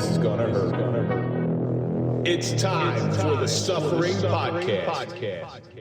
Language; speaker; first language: English; native; English